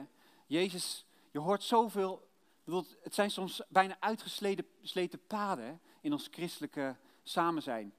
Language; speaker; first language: Dutch; native; Dutch